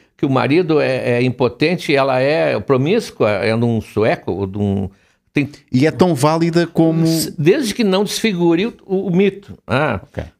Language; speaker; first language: Portuguese; native; Portuguese